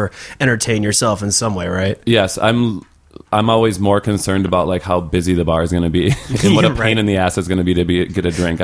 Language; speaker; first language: English; native; English